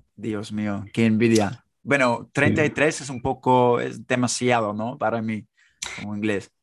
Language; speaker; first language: Spanish; non-native, fluent; English